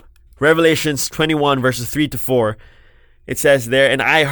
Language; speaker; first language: English; non-native, local second language; Filipino